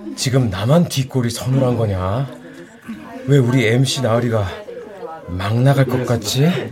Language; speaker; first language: Korean; native; Korean